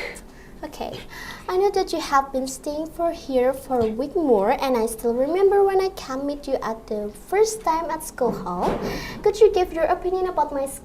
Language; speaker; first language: English; non-native, learner; Indonesian